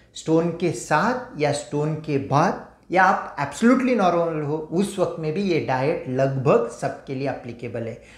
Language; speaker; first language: Hindi; non-native, local second language; Marathi